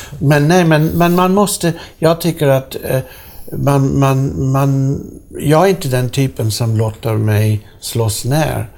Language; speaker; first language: Swedish; non-native, fluent; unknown